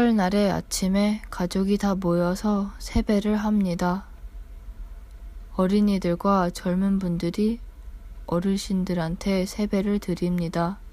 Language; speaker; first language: Korean; non-native, learner; English